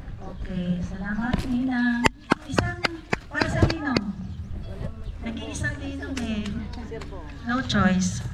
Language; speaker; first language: Filipino; non-native, local second language; Bikol